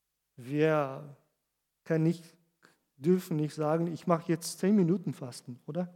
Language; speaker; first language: German; non-native, fluent; Portuguese